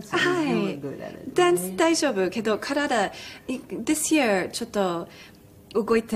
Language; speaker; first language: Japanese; non-native, learner; English